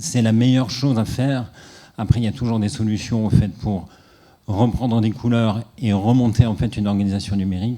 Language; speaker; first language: French; native; French